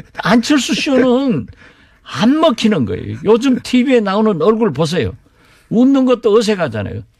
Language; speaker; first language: Korean; native; Korean